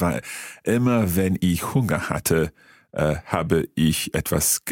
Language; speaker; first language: German; non-native, learner; English